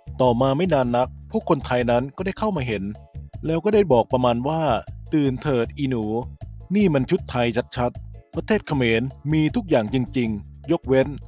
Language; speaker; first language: Thai; native; Thai